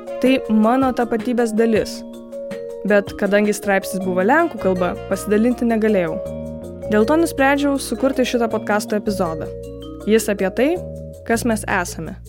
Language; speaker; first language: Lithuanian; non-native, local second language; Polish